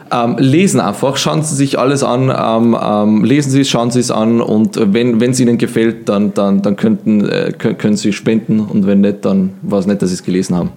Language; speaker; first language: German; early bilingual, other home language; Bosnian